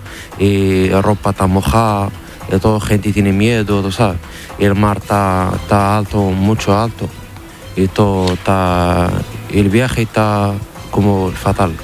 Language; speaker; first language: Spanish; non-native, learner; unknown